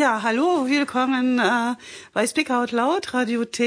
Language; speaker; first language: German; non-native, fluent; French